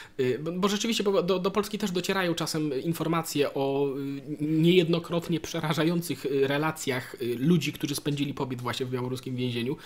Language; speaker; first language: Polish; native; Polish